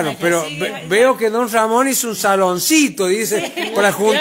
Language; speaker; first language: Spanish; native; Spanish